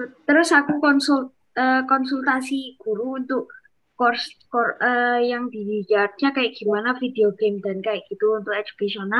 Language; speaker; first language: Indonesian; non-native, local second language; English